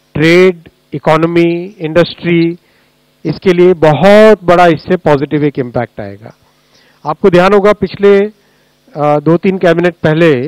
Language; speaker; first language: Hindi; native; Hindi